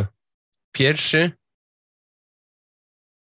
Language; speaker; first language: Polish; non-native, fluent; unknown